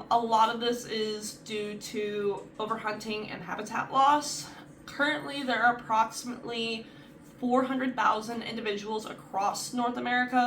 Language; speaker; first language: English; native; English